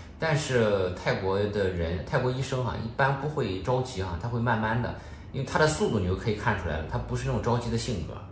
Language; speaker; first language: Chinese; native; Chinese